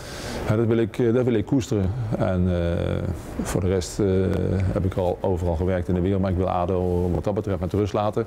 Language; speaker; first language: Dutch; native; Dutch